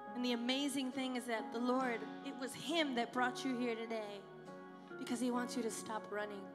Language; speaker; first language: English; early bilingual, other home language; Spanish